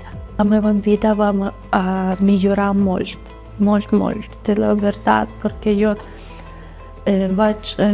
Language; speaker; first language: Catalan; non-native, learner; Ukrainian